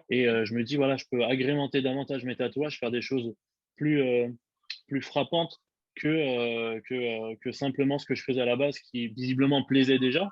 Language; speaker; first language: French; native; French